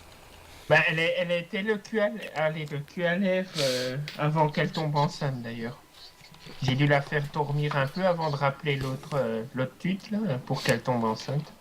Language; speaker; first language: French; native; French